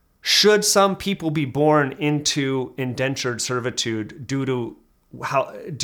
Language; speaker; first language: English; native; English